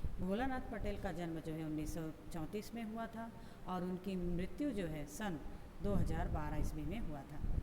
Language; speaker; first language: Hindi; non-native, local second language; Gujarati